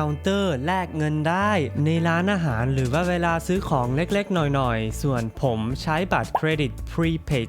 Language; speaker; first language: Thai; non-native, fluent; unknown